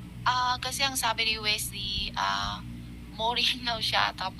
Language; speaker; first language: Filipino; non-native, learner; Chinese